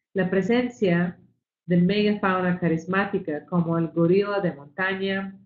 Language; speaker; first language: Spanish; non-native, fluent; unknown